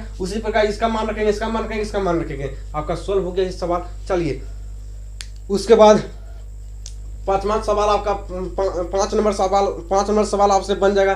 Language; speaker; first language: Hindi; native; Hindi